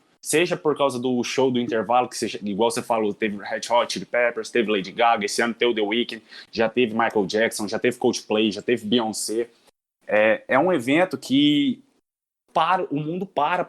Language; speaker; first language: Portuguese; native; Portuguese